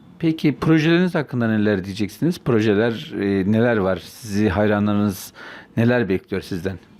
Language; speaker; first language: Turkish; native; Turkish